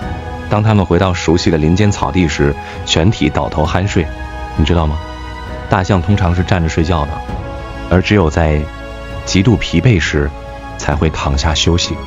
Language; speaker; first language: Chinese; native; Chinese